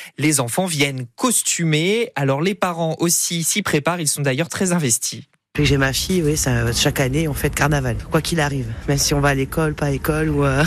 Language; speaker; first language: French; native; French